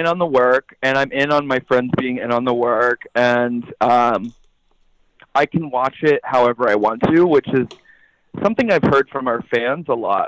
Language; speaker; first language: English; native; English